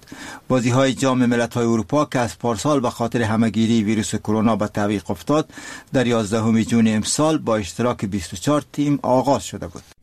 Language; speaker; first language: Persian; native; Persian